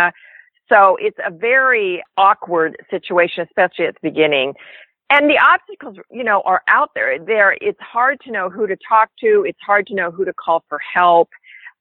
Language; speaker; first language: English; native; English